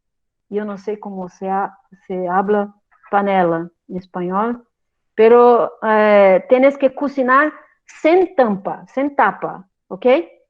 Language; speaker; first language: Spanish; non-native, learner; Portuguese